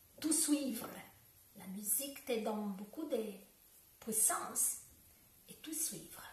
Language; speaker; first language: French; non-native, learner; Italian